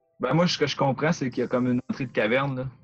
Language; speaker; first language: French; native; French